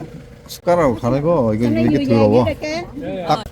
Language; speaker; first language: Korean; native; Korean